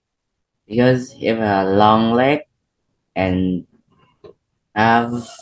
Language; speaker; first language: English; non-native, learner; Vietnamese